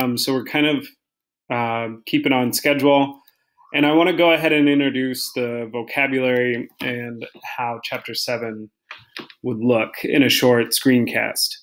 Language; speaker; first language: English; native; English